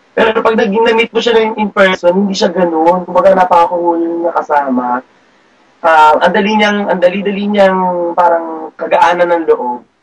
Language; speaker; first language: Filipino; native; Filipino